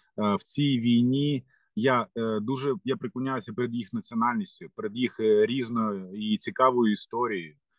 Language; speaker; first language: Ukrainian; non-native, local second language; Russian